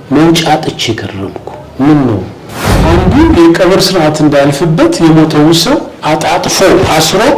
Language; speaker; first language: Amharic; native; Amharic